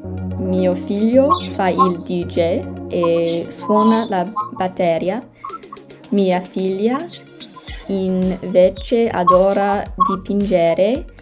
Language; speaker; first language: Italian; non-native, learner; English